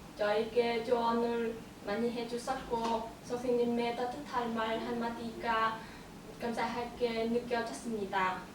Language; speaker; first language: Korean; non-native, learner; Vietnamese